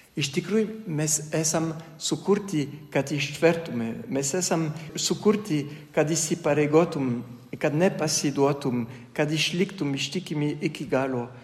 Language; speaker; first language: Lithuanian; non-native, fluent; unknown